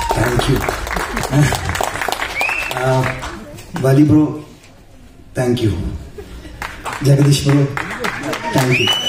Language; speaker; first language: Tamil; non-native, learner; Malayalam